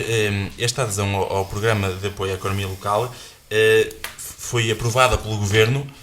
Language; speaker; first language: Portuguese; native; Portuguese